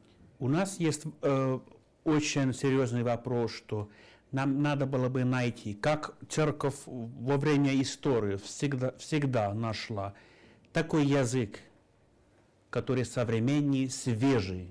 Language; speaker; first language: Russian; non-native, fluent; Finnish